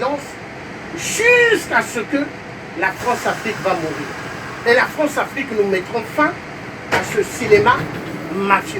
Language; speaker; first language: French; native; French